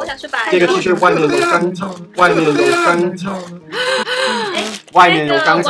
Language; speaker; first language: Chinese; non-native, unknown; Danish